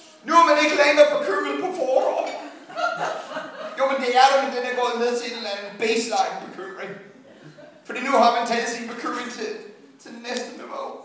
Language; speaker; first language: Danish; non-native, fluent; English